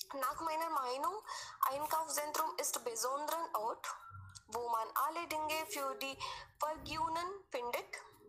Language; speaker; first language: German; non-native, learner; Hindi